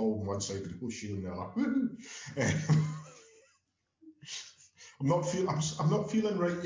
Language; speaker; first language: English; native; English